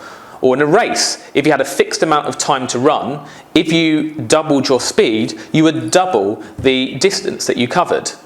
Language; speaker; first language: English; native; English